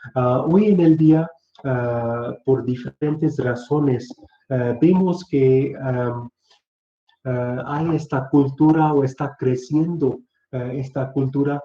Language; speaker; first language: Spanish; non-native, fluent; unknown